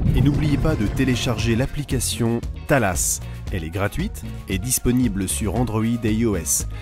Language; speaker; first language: French; native; French